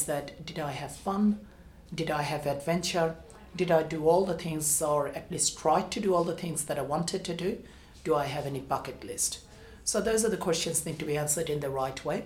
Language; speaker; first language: English; non-native, local second language; Bangla